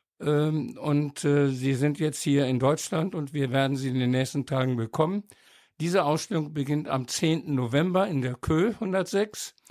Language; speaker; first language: German; native; German